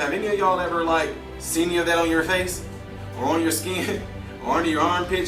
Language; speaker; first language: English; native; English